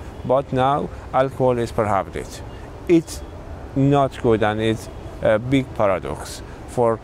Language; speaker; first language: English; non-native, learner; Persian